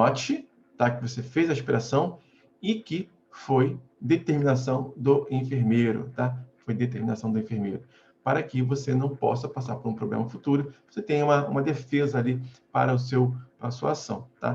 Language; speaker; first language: Portuguese; native; Portuguese